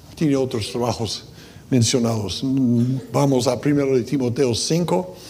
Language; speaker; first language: Spanish; non-native, fluent; English